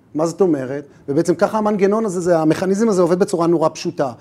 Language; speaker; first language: Hebrew; native; Hebrew